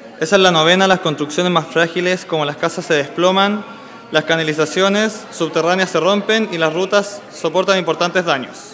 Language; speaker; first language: Spanish; native; Spanish